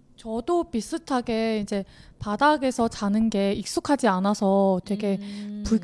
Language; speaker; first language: Korean; non-native, fluent; Chinese